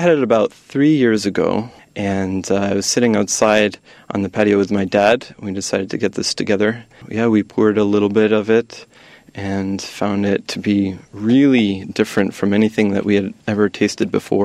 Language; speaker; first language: English; native; English